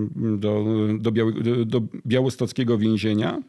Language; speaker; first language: Polish; native; Polish